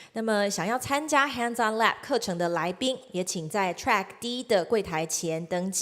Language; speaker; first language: Chinese; native; Chinese